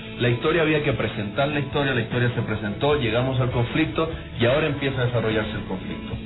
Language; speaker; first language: Spanish; native; Spanish